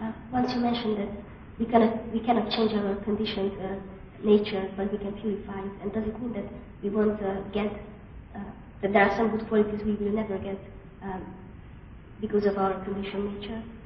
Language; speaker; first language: English; non-native, fluent; Hungarian